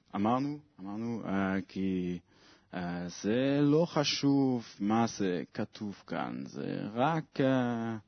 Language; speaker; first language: Hebrew; non-native, learner; Swiss German